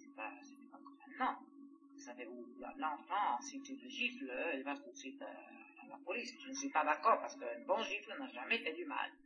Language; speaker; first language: French; non-native, fluent; Greek